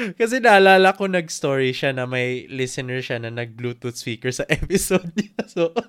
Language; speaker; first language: Filipino; non-native, local second language; Cebuano